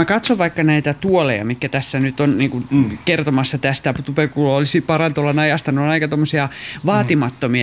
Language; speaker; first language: Finnish; native; Finnish